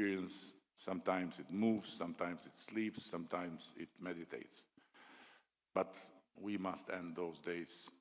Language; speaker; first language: English; non-native, local second language; Albanian